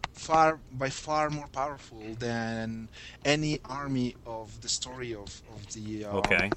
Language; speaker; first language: English; non-native, fluent; Spanish